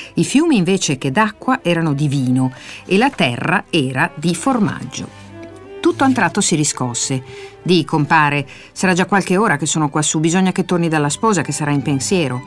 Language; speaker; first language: Italian; native; Italian